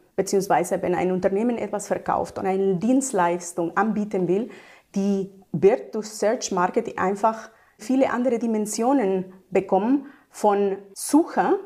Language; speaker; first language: German; non-native, fluent; Spanish